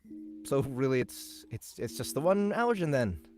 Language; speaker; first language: English; native; English